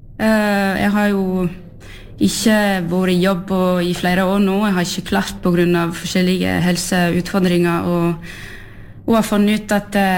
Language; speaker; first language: Norwegian; non-native, fluent; French